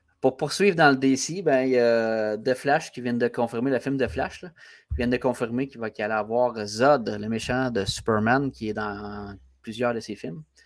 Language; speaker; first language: French; native; French